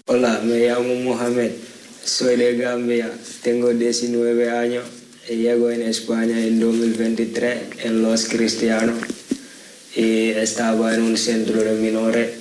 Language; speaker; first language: Spanish; non-native, learner; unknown